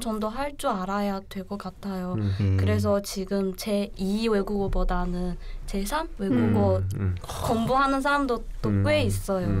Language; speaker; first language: Korean; non-native, learner; Chinese